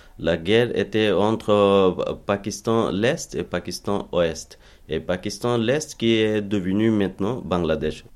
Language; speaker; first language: French; non-native, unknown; Bangla